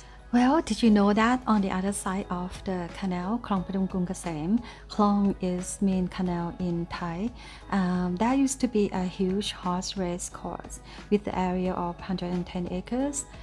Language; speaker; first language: English; non-native, fluent; Thai